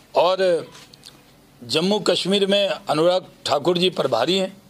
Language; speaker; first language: Hindi; native; Hindi